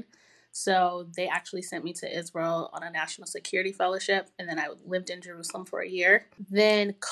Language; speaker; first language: English; native; English